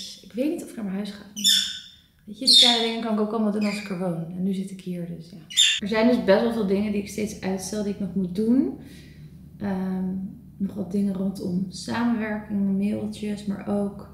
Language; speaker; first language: Dutch; native; Dutch